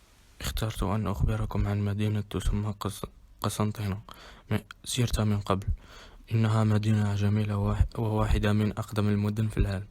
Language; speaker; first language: Arabic; native; Arabic